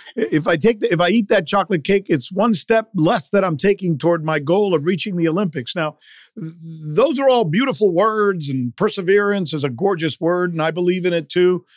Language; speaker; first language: English; early bilingual, other home language; Spanish